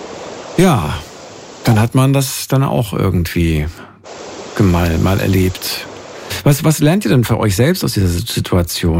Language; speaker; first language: German; native; German